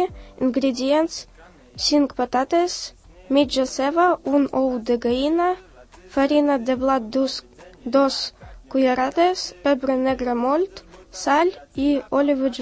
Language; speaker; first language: Catalan; non-native, learner; Russian